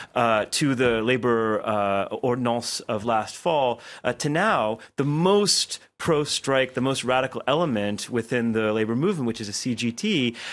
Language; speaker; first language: English; native; English